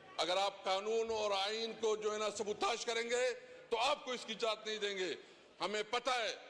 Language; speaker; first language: Urdu; non-native, local second language; Pashto